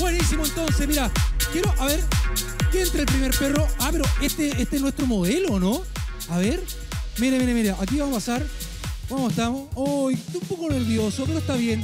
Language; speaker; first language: Spanish; native; Spanish